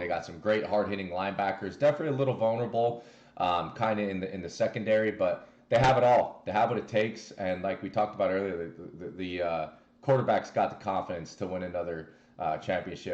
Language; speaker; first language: English; native; English